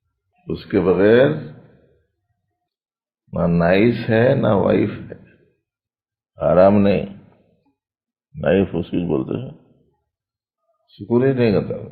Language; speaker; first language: Urdu; native; Urdu